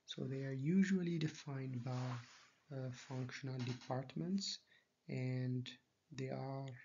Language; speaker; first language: English; non-native, local second language; Amharic